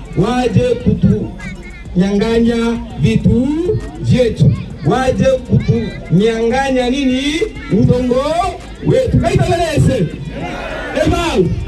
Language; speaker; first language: Swahili; native; Swahili